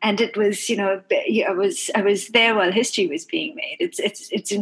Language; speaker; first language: English; non-native, local second language; Bangla